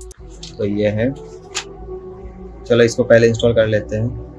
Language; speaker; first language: Hindi; non-native, local second language; Bangla